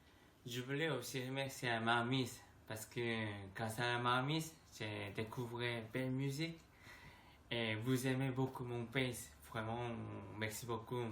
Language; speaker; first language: French; non-native, learner; Korean